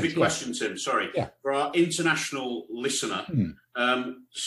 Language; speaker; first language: English; native; English